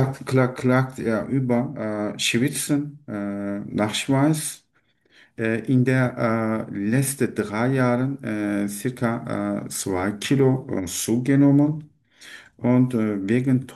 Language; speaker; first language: German; non-native, learner; Turkish